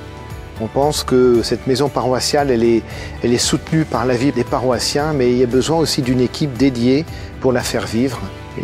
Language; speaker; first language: French; native; French